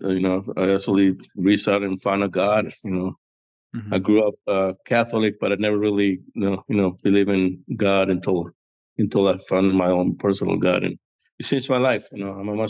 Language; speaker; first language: English; non-native, fluent; Spanish